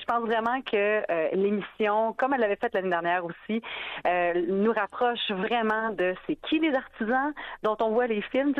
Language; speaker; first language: French; native; French